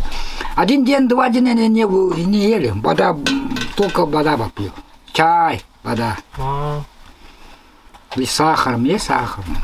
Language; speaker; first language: Russian; non-native, local second language; Yakut